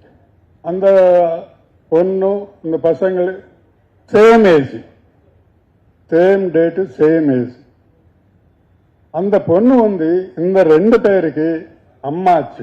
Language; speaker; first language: Tamil; non-native, learner; Telugu